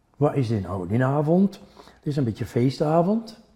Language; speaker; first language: Dutch; non-native, local second language; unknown